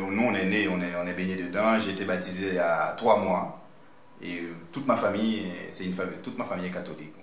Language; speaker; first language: French; non-native, local second language; Haitian Creole